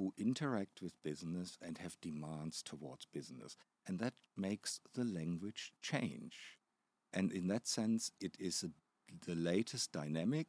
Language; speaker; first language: English; non-native, fluent; German